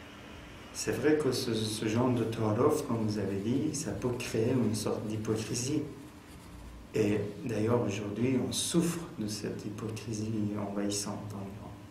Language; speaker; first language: French; non-native, fluent; Persian